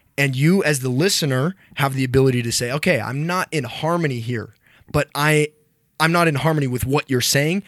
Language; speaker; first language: English; native; English